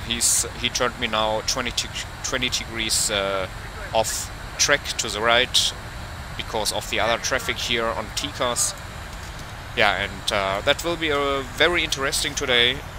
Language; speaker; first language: English; non-native, fluent; German